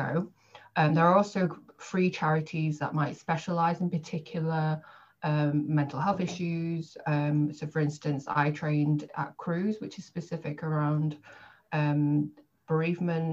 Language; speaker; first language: English; native; English